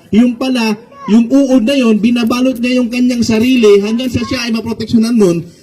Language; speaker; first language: Filipino; non-native, local second language; Waray